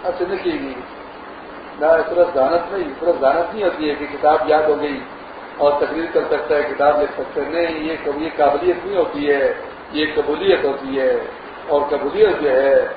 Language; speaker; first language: Urdu; non-native, local second language; Pashto